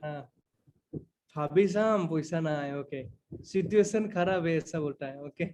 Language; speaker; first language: Hindi; non-native, local second language; Assamese